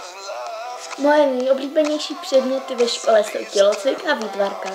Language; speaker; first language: Czech; early bilingual, other home language; Russian